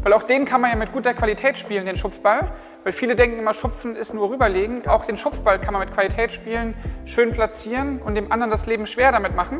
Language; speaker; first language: German; native; German